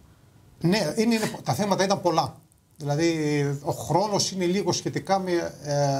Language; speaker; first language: Greek; native; Greek